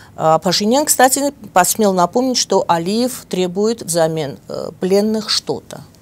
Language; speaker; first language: Russian; non-native, local second language; Armenian